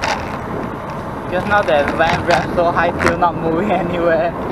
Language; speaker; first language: English; non-native, local second language; Chinese